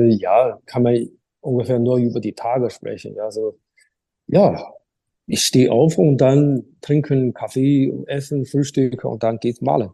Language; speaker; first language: German; non-native, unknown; Chinese